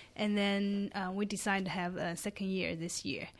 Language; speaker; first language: English; non-native, fluent; Chinese